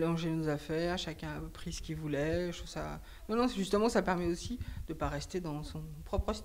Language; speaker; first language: French; native; French